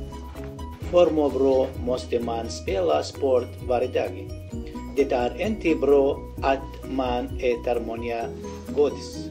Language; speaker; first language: Swedish; non-native, learner; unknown